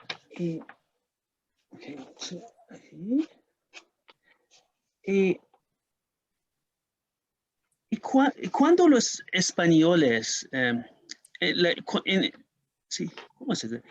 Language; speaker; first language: Spanish; non-native, learner; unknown